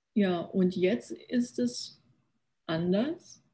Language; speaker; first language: German; early bilingual, other home language; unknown